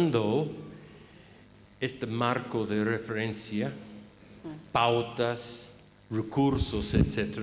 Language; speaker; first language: Spanish; non-native, fluent; English